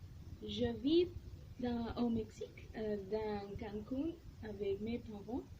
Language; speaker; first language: French; non-native, learner; Spanish